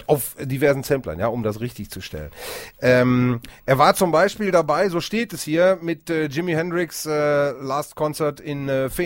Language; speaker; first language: German; native; German